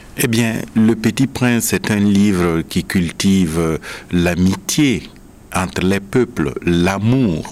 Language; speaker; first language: French; non-native, local second language; Mossi